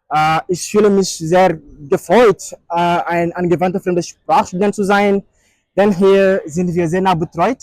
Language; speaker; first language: German; non-native, fluent; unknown